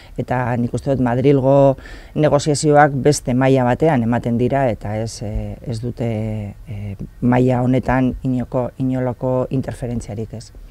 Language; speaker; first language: Basque; non-native, local second language; Spanish